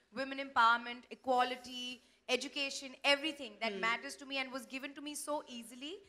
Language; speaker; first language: English; non-native, local second language; Hindi